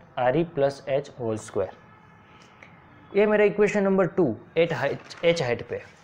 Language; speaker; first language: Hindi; non-native, local second language; Gujarati